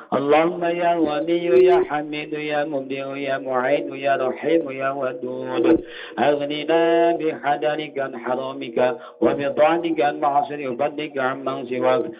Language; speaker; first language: Arabic; non-native, fluent; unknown